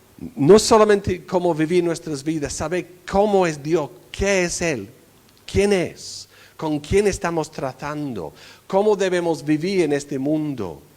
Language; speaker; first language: Spanish; non-native, fluent; English